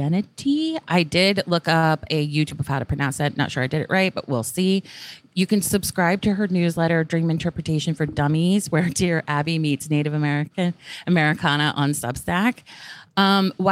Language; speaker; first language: English; native; English